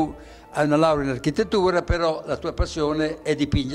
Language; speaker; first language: Italian; native; Italian